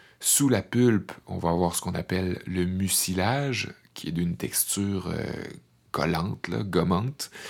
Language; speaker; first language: French; native; French